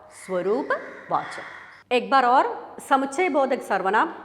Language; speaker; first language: Hindi; non-native, local second language; Malayalam